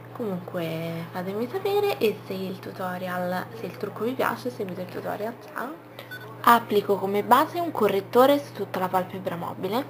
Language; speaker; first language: Italian; native; Italian